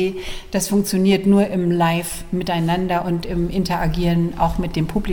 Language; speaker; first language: German; native; German